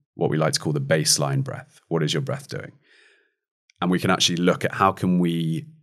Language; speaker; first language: English; native; English